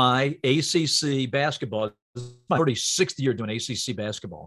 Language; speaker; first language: English; native; English